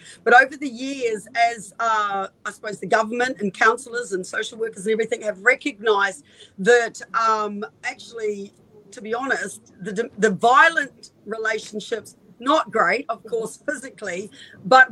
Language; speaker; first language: English; native; English